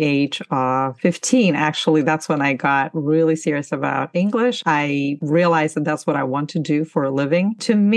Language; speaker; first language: English; non-native, fluent; Ukrainian